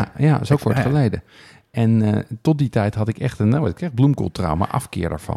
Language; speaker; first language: Dutch; native; Dutch